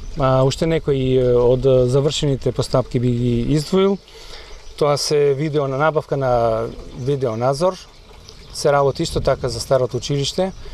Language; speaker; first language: Macedonian; native; Macedonian